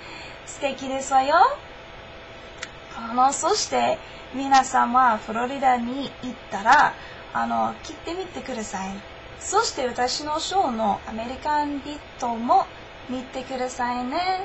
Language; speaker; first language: Japanese; non-native, learner; English